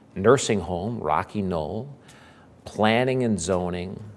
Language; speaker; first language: English; native; English